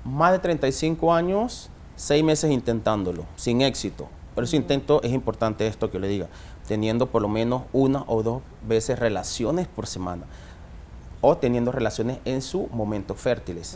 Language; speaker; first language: Spanish; native; Spanish